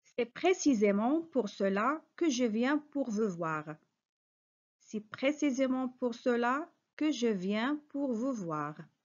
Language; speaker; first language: French; non-native, local second language; Arabic